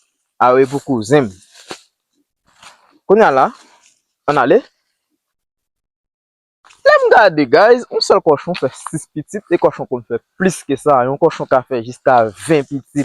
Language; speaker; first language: French; non-native, learner; Haitian Creole